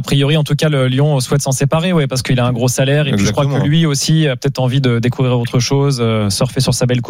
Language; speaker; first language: French; native; French